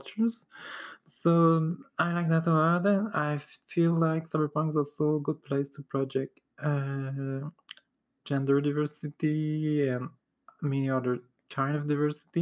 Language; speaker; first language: English; non-native, fluent; French